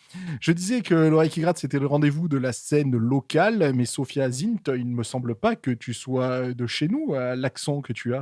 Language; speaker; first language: French; native; French